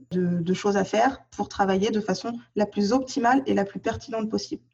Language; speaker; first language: French; native; French